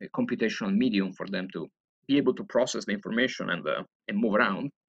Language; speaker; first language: English; non-native, fluent; Italian